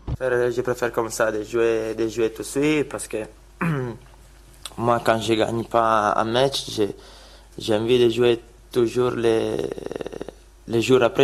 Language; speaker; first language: French; non-native, fluent; Italian